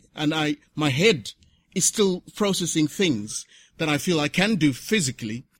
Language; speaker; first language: English; non-native, local second language; Shona